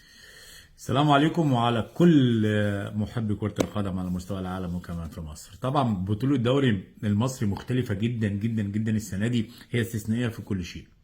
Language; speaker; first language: Arabic; native; Arabic